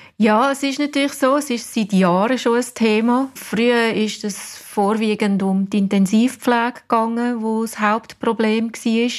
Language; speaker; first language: German; non-native, fluent; English